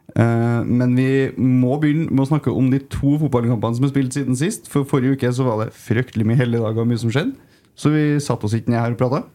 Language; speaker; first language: Norwegian; native; Norwegian